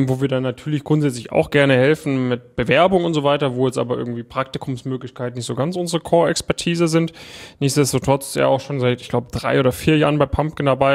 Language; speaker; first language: German; native; German